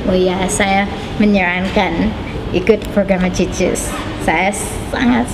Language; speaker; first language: Indonesian; non-native, learner; English